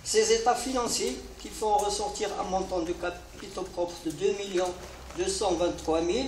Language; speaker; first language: French; non-native, local second language; Arabic